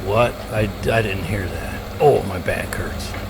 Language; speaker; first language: English; native; English